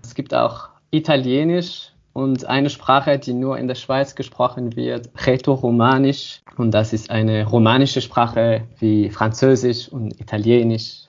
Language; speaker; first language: German; non-native, fluent; French